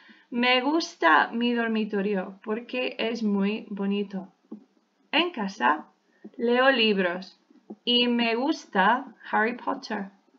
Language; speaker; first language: Spanish; non-native, fluent; English